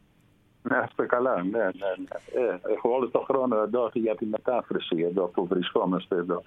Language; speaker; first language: Greek; non-native, fluent; Dutch